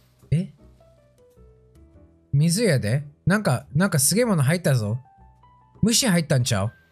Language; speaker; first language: Japanese; non-native, fluent; English